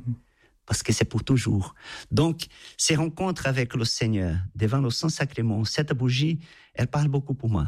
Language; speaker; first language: French; non-native, fluent; Portuguese